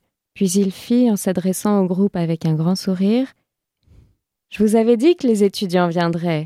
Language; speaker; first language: French; native; French